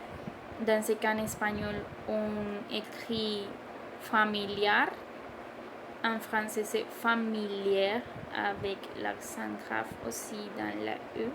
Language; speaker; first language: French; non-native, learner; Spanish